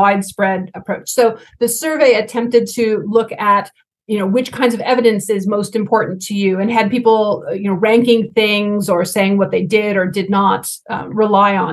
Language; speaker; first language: English; native; English